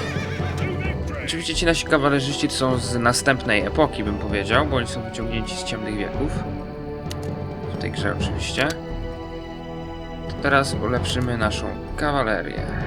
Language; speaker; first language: Polish; native; Polish